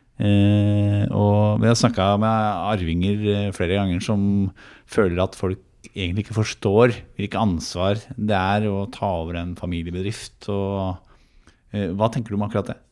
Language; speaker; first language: Norwegian; native; Norwegian